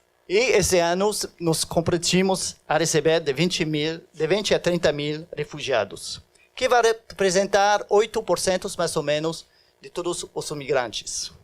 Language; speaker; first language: Portuguese; non-native, fluent; French